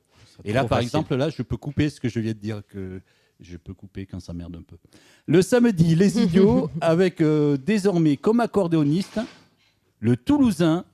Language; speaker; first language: French; native; French